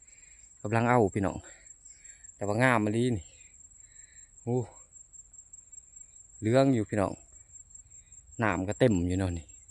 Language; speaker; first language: Thai; non-native, local second language; Northeastern Thai